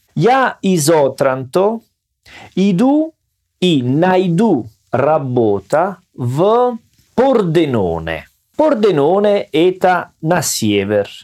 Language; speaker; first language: Russian; non-native, learner; Italian